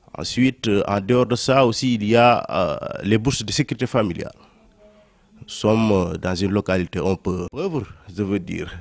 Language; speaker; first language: French; non-native, local second language; Wolof